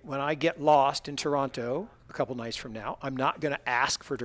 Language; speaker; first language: English; native; English